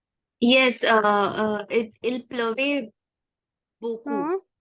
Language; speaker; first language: French; non-native, learner; Hindi